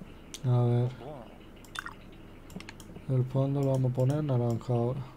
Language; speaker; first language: Spanish; native; Spanish